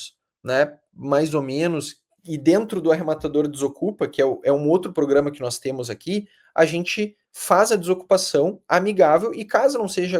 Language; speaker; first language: Portuguese; native; Portuguese